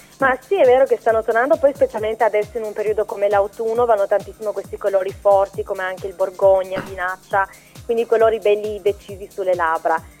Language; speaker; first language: Italian; early bilingual, other home language; Albanian